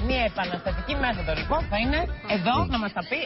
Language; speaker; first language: Greek; native; Greek